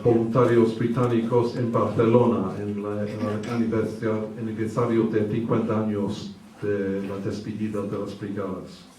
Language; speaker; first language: Spanish; early bilingual, heritage; English